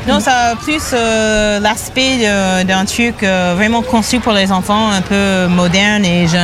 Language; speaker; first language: French; non-native, fluent; English